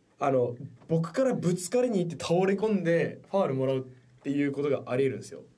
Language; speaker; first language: Japanese; native; Japanese